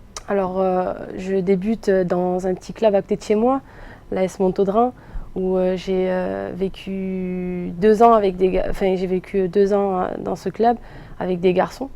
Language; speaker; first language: French; native; French